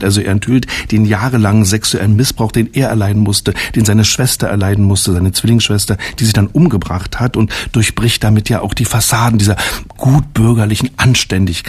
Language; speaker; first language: German; native; German